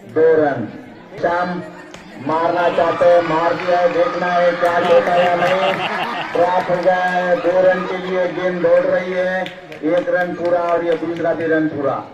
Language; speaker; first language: Hindi; non-native, local second language; Marathi